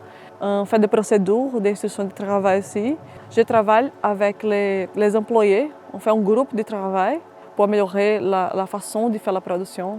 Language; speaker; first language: French; non-native, fluent; Portuguese